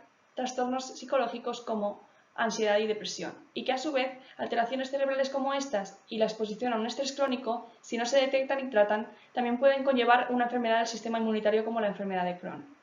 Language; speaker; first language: Spanish; native; Spanish